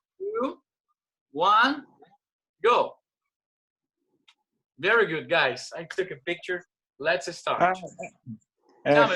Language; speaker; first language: English; non-native, fluent; Portuguese